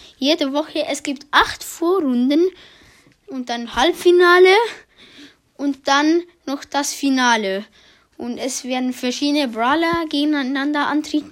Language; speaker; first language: German; native; German